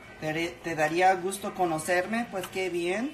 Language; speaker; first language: Spanish; non-native, learner; English